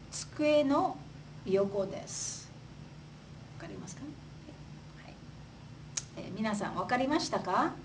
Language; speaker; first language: Japanese; non-native, fluent; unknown